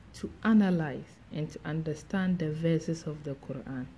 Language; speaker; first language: English; non-native, local second language; Akan